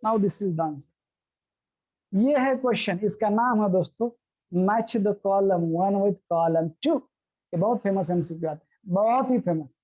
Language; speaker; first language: Hindi; non-native, local second language; Marathi